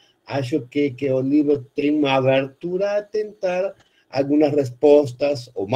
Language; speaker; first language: Portuguese; non-native, fluent; Spanish